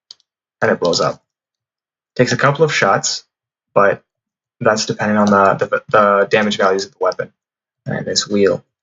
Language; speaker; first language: English; native; English